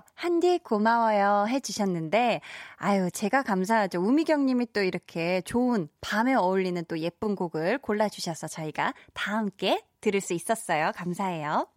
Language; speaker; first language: Korean; native; Korean